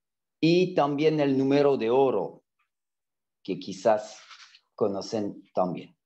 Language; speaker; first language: Spanish; non-native, fluent; French